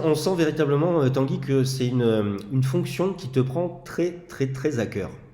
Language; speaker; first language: French; native; French